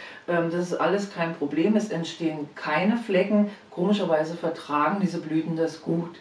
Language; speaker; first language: German; native; German